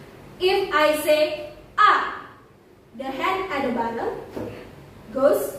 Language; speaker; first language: English; non-native, fluent; Indonesian